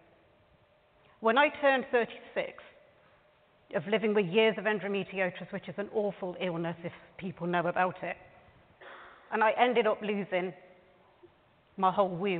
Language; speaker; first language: English; native; English